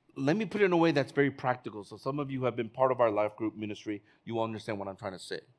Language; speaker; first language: English; native; English